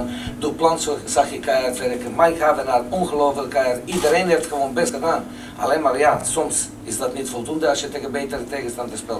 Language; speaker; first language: Dutch; non-native, fluent; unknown